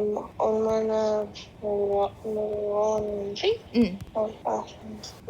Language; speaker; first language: Korean; non-native, learner; English